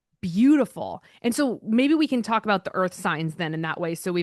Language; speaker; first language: English; native; English